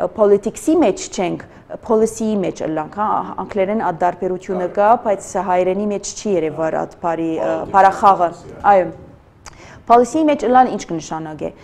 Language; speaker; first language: Armenian; early bilingual, heritage; Armenian